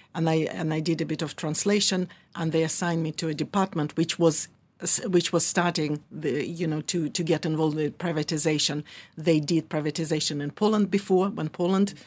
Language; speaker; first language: English; early bilingual, other home language; Russian